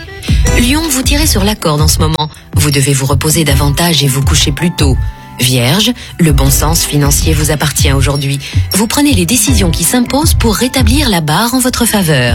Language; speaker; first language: French; native; French